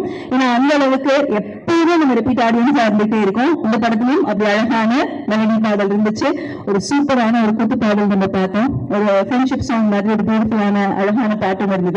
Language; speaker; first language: Tamil; native; Tamil